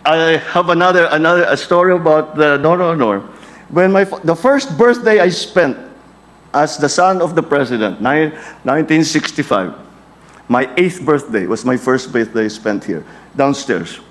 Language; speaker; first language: English; non-native, local second language; Filipino